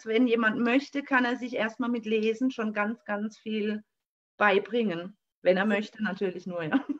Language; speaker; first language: German; native; German